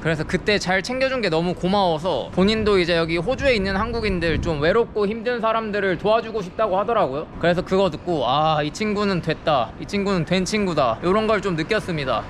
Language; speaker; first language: Korean; native; Korean